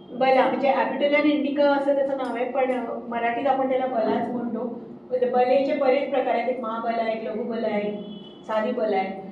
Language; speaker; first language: Marathi; native; Marathi